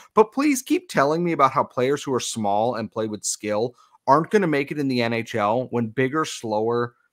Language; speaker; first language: English; native; English